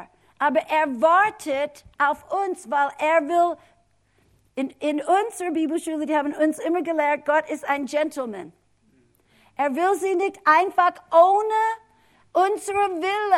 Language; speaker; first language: German; non-native, fluent; English